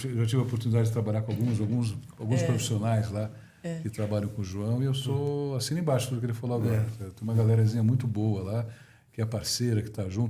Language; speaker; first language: Portuguese; native; Portuguese